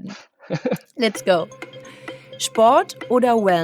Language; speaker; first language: German; native; German